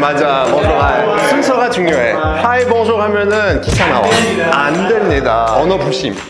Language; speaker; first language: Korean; non-native, fluent; French